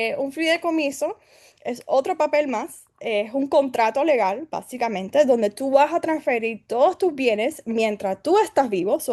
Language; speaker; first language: Spanish; early bilingual, heritage; Spanish